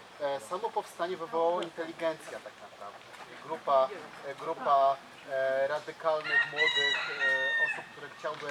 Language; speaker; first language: Polish; native; Polish